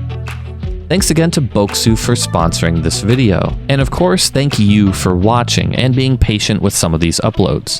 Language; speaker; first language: English; native; English